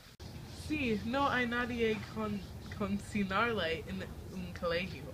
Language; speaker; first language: Spanish; non-native, learner; English